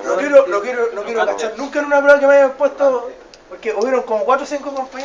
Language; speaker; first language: Spanish; native; Spanish